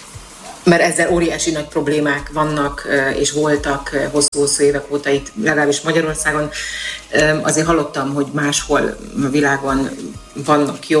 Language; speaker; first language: Hungarian; native; Hungarian